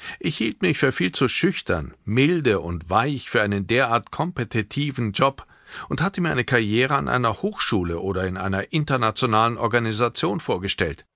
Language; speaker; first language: German; native; German